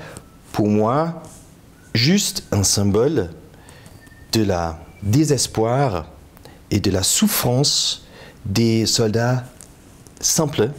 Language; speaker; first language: French; non-native, fluent; German